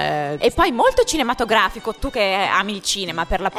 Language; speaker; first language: Italian; native; Italian